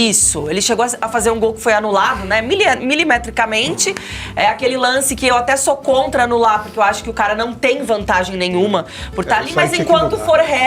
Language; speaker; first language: Portuguese; native; Portuguese